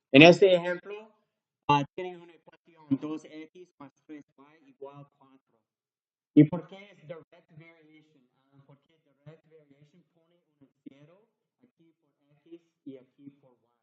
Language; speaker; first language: Spanish; non-native, learner; English